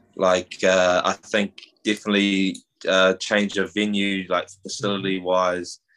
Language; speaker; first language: English; native; English